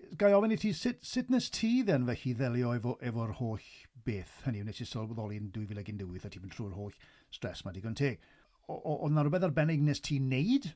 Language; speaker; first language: Welsh; native; Welsh